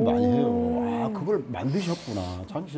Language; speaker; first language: Korean; native; Korean